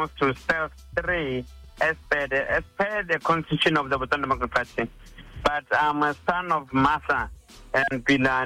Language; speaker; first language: English; non-native, local second language; Tswana